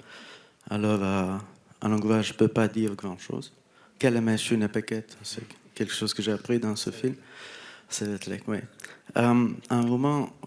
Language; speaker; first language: French; non-native, fluent; Romanian